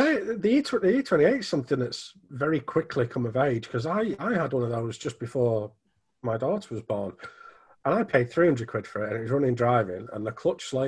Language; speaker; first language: English; native; English